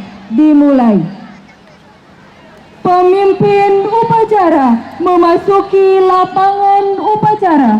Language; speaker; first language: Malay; non-native, local second language; Balinese